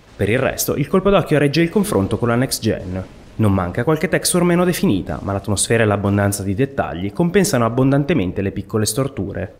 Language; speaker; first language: Italian; native; Italian